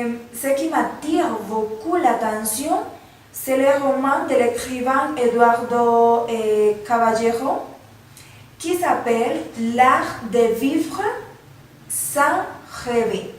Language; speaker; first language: French; non-native, learner; Spanish